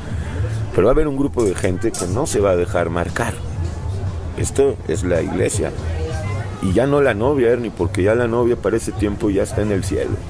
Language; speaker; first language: Spanish; native; Spanish